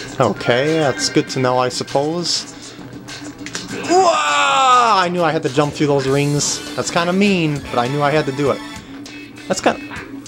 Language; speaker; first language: English; native; English